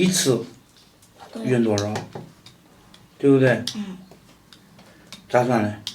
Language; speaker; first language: Chinese; native; Chinese